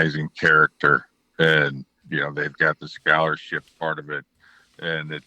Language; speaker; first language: English; native; English